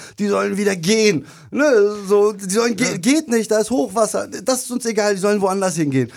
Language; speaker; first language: German; early bilingual, other home language; Turkish